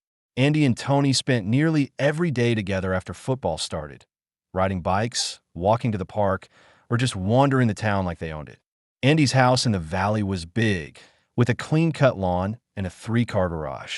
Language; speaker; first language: English; native; English